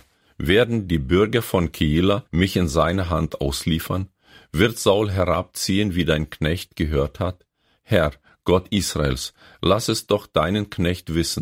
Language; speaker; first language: German; native; German